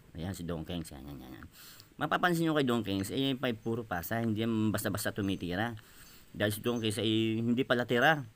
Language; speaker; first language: Filipino; native; Filipino